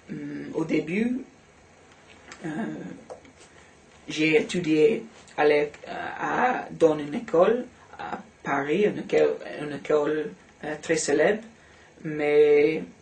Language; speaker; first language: French; non-native, learner; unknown